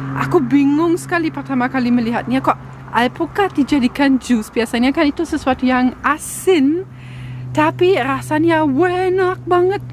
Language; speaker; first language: Indonesian; non-native, fluent; German